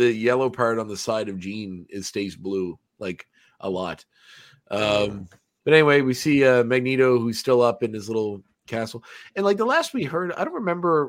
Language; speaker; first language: English; native; English